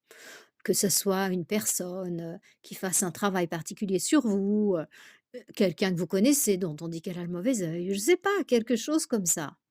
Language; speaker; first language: French; native; French